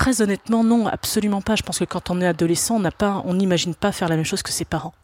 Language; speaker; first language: French; native; French